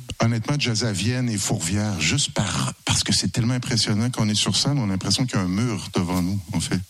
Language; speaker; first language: French; native; French